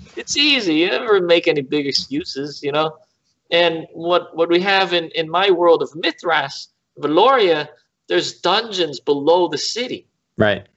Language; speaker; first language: English; native; English